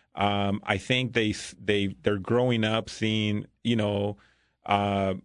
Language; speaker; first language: English; early bilingual, other home language; Spanish